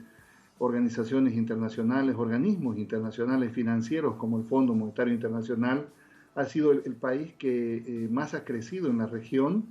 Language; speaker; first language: Spanish; native; Spanish